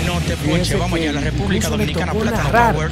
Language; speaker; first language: Spanish; native; Spanish